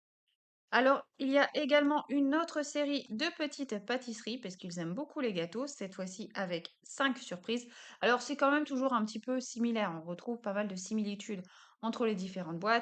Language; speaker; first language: French; native; French